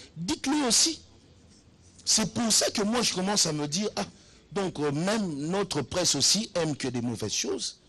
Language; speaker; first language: French; non-native, local second language; Lingala